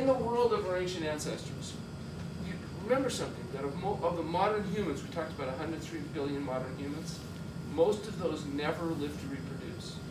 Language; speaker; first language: English; native; English